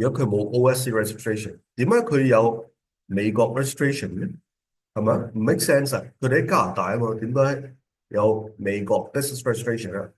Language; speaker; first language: Cantonese; early bilingual, heritage; Cantonese